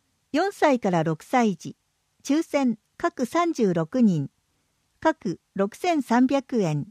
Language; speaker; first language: Japanese; native; Japanese